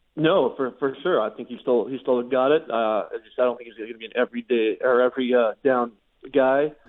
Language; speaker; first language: English; native; English